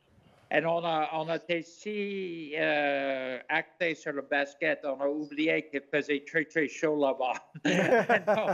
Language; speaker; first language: French; non-native, fluent; English